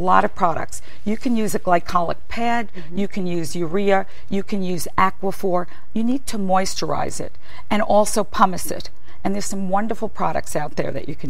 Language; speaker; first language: English; native; English